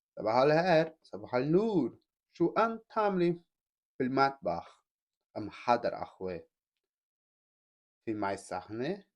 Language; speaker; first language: Arabic; non-native, learner; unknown